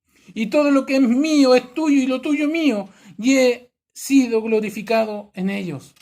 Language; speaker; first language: Spanish; native; Spanish